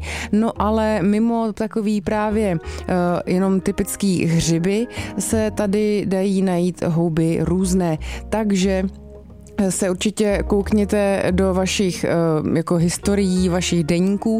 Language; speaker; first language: Czech; native; Czech